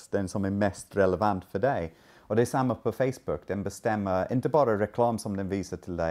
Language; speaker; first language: Swedish; non-native, fluent; English